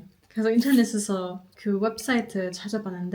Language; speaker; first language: Korean; non-native, fluent; German